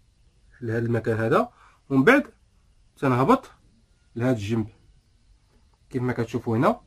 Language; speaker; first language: Arabic; native; Arabic